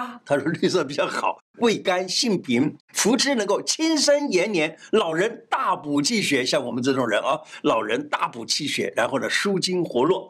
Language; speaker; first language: Chinese; native; Chinese